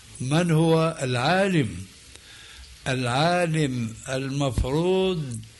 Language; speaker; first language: Arabic; native; Arabic